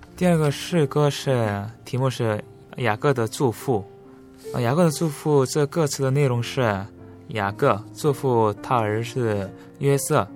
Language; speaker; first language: Chinese; non-native, learner; Korean